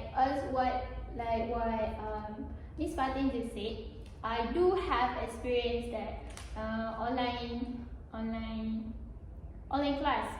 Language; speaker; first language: English; non-native, learner; Malay